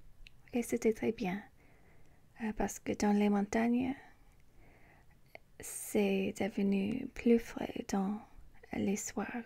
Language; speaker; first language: French; non-native, learner; English